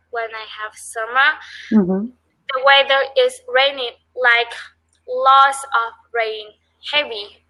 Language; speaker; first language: English; non-native, learner; Vietnamese